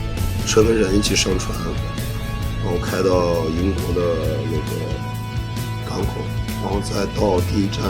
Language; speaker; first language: Chinese; native; Chinese